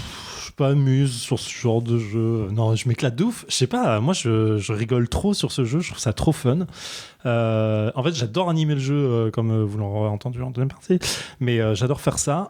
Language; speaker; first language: French; native; French